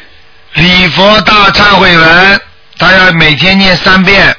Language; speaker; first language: Chinese; native; Chinese